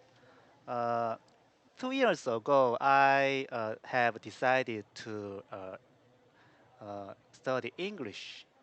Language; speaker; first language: English; non-native, learner; Korean